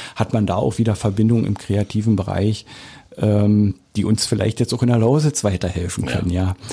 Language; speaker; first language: German; native; German